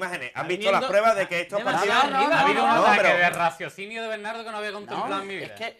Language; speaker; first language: Spanish; native; Spanish